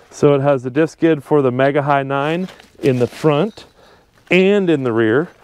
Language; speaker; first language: English; native; English